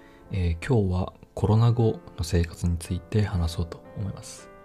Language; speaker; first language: Japanese; native; Japanese